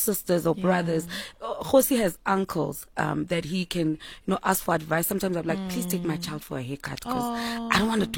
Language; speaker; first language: English; non-native, local second language; Xhosa